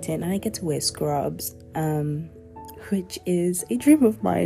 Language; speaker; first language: English; non-native, local second language; Yoruba